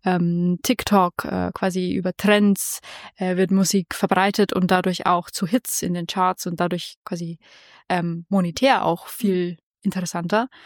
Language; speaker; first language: German; native; German